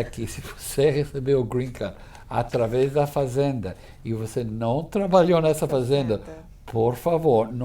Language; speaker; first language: Portuguese; non-native, fluent; English